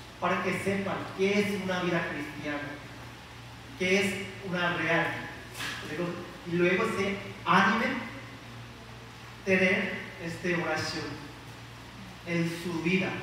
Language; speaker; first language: Spanish; non-native, learner; Korean